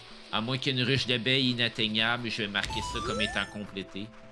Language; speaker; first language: French; native; French